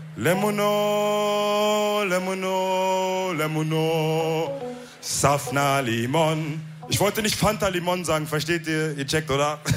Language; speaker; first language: German; early bilingual, other home language; Wolof